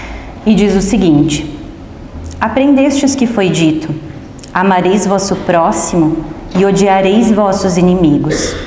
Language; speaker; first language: Portuguese; native; Portuguese